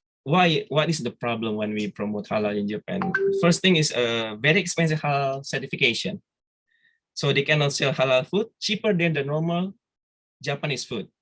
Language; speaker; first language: English; non-native, fluent; Indonesian